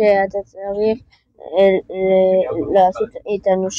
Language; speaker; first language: Hebrew; early bilingual, heritage; French